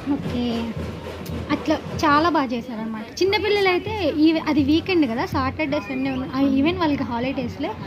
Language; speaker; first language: Telugu; native; Telugu